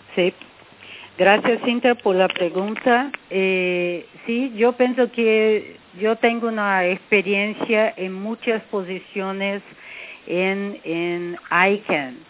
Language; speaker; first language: Spanish; non-native, fluent; Portuguese